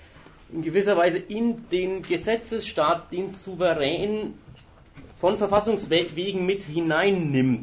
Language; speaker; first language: German; native; German